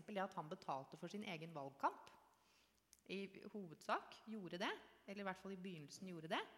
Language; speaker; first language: Norwegian; native; Norwegian